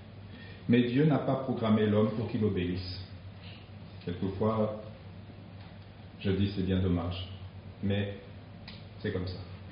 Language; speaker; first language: French; native; French